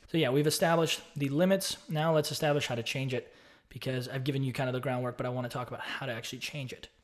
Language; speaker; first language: English; native; English